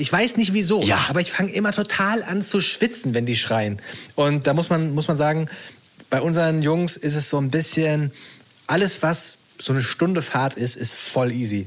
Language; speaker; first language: German; native; German